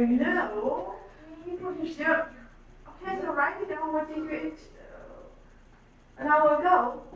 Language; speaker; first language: English; non-native, fluent; Armenian